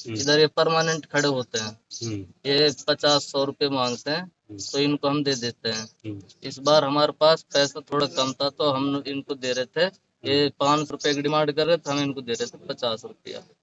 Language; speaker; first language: Hindi; native; Hindi